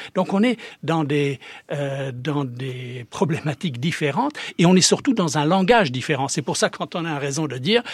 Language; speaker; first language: French; early bilingual, heritage; Czech